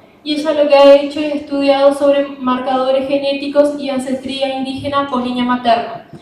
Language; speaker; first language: Spanish; native; Spanish